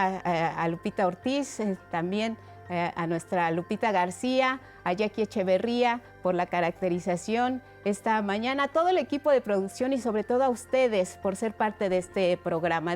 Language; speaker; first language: Spanish; native; Spanish